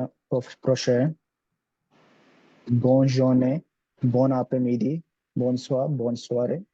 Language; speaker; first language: French; non-native, learner; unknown